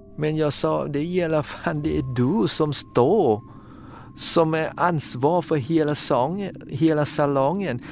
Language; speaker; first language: Swedish; non-native, fluent; Thai